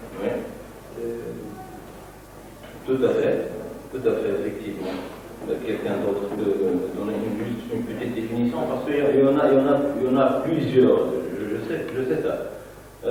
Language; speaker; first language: French; non-native, local second language; Arabic